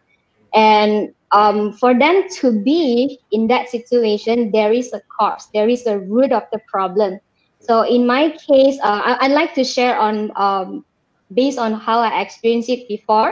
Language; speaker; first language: English; non-native, local second language; Malay